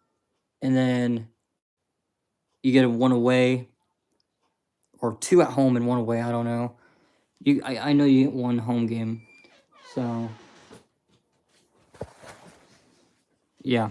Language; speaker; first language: English; native; English